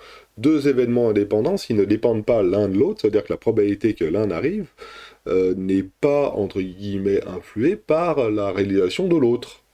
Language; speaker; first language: French; native; French